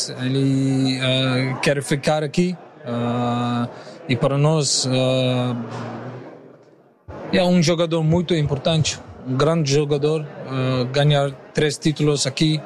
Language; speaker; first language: Portuguese; non-native, learner; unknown